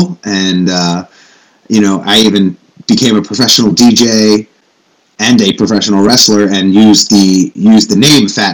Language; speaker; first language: English; native; English